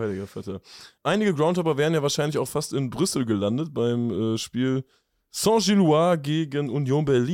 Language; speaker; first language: German; native; German